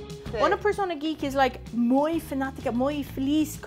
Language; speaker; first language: Spanish; non-native, learner; English